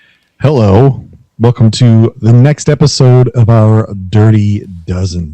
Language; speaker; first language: English; native; English